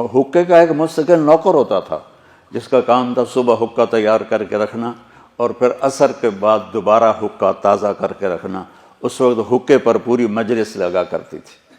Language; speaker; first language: Urdu; non-native, local second language; Punjabi